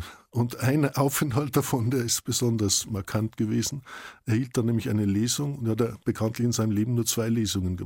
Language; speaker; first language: German; native; German